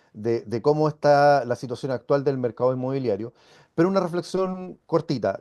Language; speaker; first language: Spanish; native; Spanish